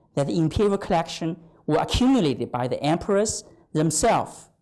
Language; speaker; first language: English; non-native, fluent; Chinese